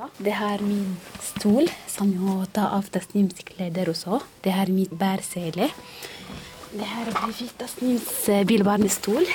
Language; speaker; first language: Swedish; non-native, learner; Arabic